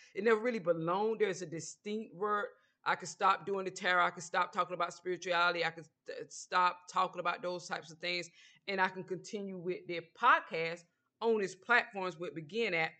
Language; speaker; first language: English; native; English